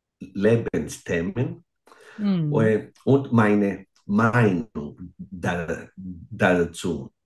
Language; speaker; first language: German; non-native, fluent; Greek